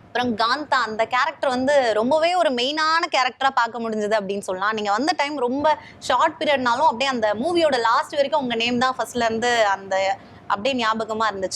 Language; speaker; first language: Tamil; native; Tamil